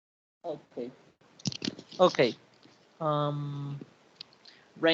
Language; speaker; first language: English; non-native, learner; Spanish